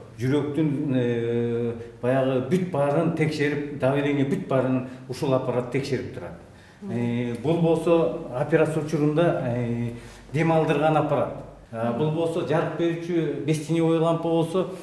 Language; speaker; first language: Kyrgyz; native; Kyrgyz